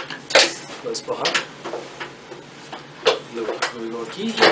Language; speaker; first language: Spanish; non-native, learner; English